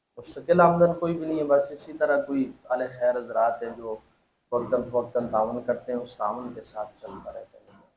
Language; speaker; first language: Urdu; non-native, local second language; Pahari-Potwari